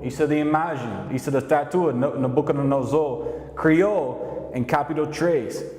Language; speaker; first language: Portuguese; non-native, learner; English